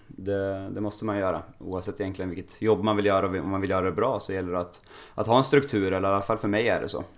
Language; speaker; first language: Swedish; native; Swedish